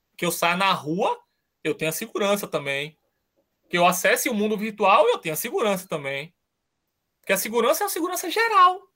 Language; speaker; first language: Portuguese; native; Portuguese